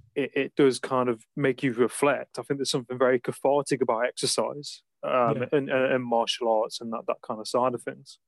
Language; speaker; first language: English; native; English